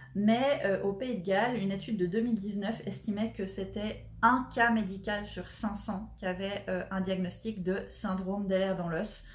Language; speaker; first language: French; native; French